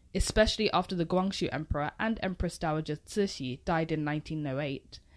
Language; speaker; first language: English; native; English